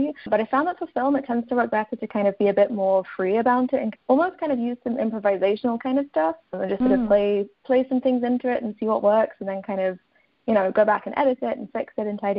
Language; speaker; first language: English; native; English